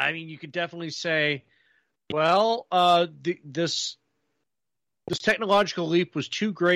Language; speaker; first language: English; native; English